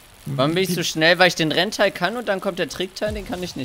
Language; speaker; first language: German; native; German